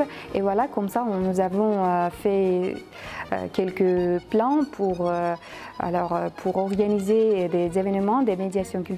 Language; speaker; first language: French; non-native, fluent; Uzbek